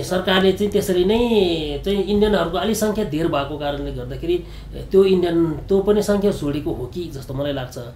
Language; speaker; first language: Nepali; non-native, local second language; Sherpa